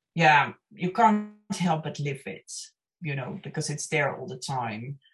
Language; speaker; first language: English; non-native, fluent; Dutch